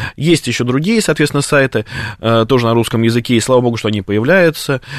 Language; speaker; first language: Russian; native; Russian